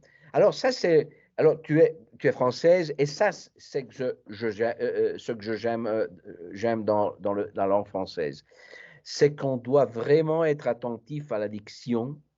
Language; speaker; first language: French; non-native, fluent; Italian